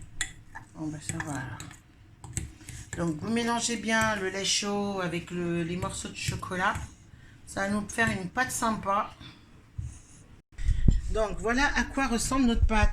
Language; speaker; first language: French; native; French